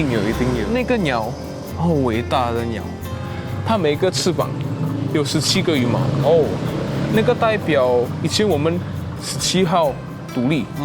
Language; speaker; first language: Chinese; non-native, fluent; Javanese